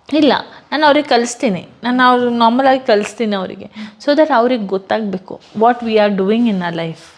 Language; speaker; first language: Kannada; non-native, local second language; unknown